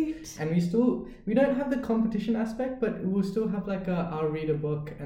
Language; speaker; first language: English; native; English